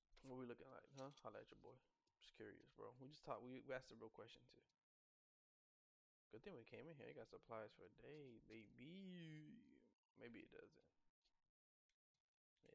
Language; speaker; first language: English; native; English